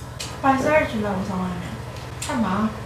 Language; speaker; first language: Chinese; native; Chinese